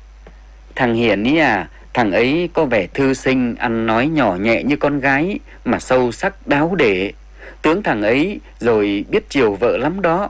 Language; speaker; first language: Vietnamese; native; Vietnamese